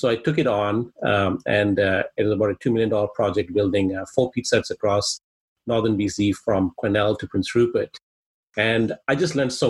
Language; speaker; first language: English; non-native, local second language; Swahili